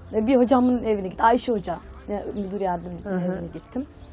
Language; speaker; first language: Turkish; non-native, fluent; Somali